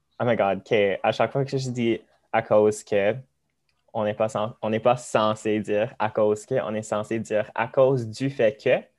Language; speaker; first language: French; early bilingual, other home language; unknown